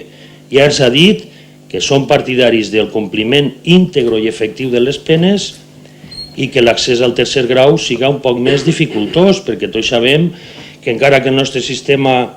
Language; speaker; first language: Catalan; native; Catalan